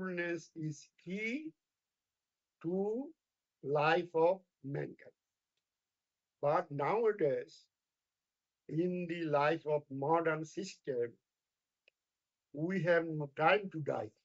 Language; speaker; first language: English; non-native, fluent; Bangla